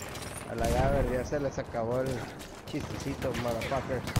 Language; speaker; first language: Spanish; native; Spanish